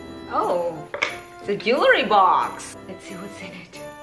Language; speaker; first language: English; non-native, fluent; Indonesian